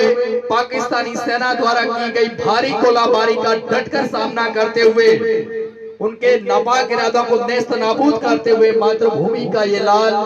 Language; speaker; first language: Hindi; native; Hindi